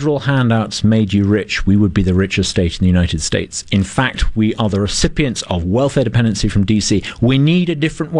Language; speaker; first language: English; native; English